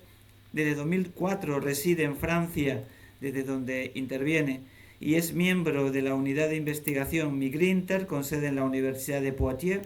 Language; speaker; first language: Spanish; native; Spanish